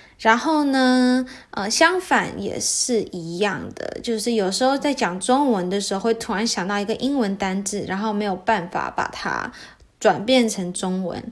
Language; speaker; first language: Chinese; early bilingual, heritage; Chinese